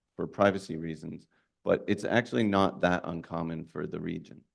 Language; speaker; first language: English; native; English